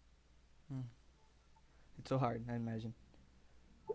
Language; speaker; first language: English; non-native, learner; Portuguese